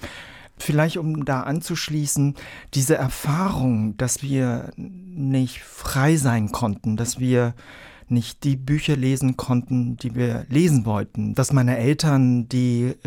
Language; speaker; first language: German; early bilingual, other home language; Vietnamese